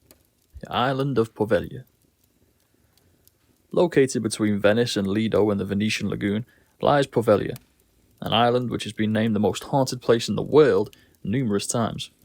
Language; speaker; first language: English; native; English